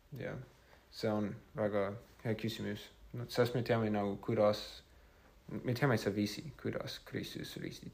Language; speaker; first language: Estonian; non-native, fluent; English